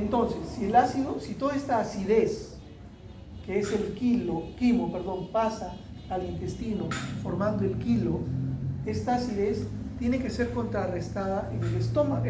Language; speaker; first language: Spanish; native; Spanish